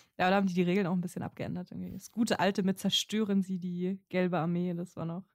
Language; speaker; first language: German; native; German